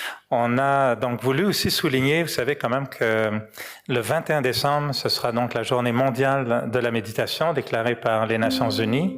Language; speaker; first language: French; native; French